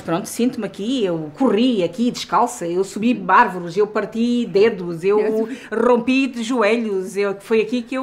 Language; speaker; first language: Portuguese; native; Portuguese